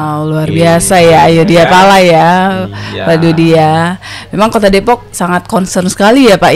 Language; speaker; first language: Indonesian; native; Indonesian